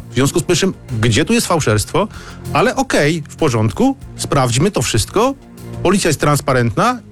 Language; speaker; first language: Polish; native; Polish